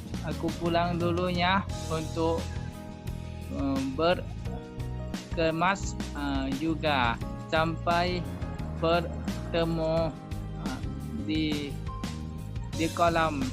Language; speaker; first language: Indonesian; non-native, learner; Thai